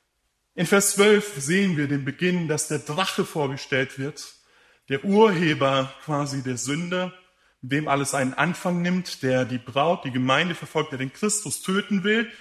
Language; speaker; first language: German; native; German